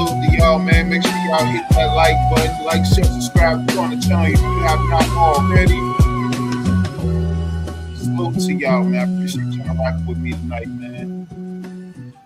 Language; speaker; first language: English; native; English